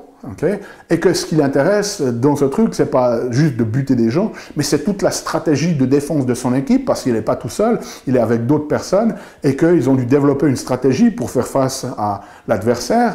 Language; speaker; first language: French; native; French